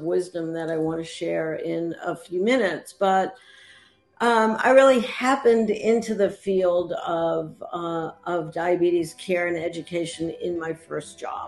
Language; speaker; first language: English; native; English